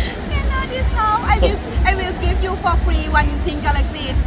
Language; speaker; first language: English; non-native, learner; Thai